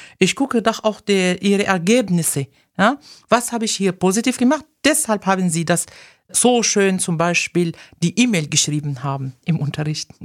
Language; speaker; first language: German; non-native, fluent; Arabic